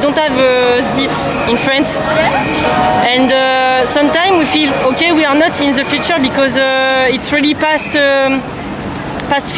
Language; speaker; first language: English; non-native, fluent; French